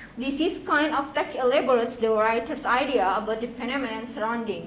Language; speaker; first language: English; non-native, fluent; Indonesian